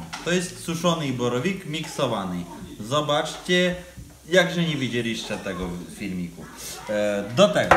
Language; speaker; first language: Polish; non-native, fluent; Ukrainian